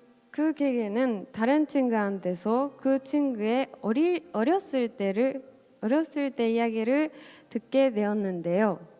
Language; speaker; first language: Korean; non-native, fluent; Japanese